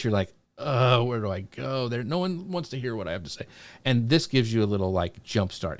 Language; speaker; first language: English; native; English